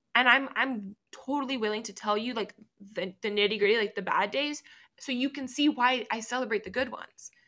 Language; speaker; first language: English; early bilingual, other home language; Spanish